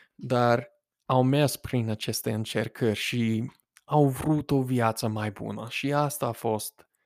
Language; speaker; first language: Romanian; non-native, fluent; English